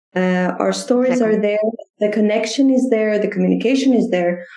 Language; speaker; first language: English; non-native, fluent; Greek